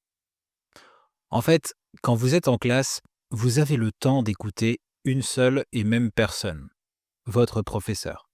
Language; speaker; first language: French; native; French